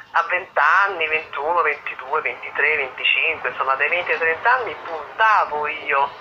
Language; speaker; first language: Italian; native; Italian